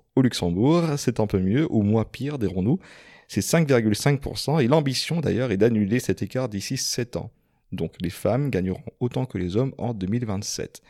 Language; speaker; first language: French; non-native, fluent; Swedish